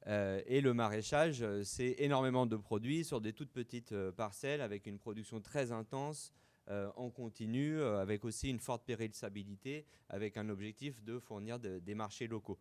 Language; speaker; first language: French; native; French